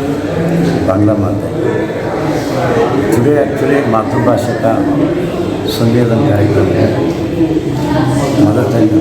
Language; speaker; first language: Hindi; non-native, local second language; Kannada